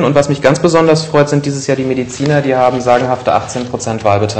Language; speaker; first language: German; native; German